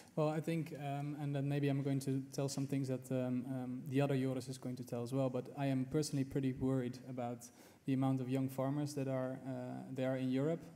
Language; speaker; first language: English; non-native, fluent; Dutch